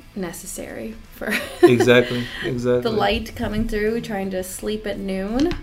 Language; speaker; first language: English; non-native, fluent; Romanian